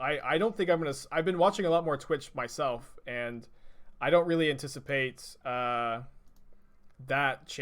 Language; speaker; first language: English; native; English